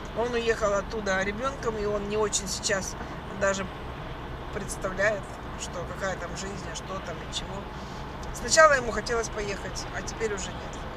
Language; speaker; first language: Russian; native; Russian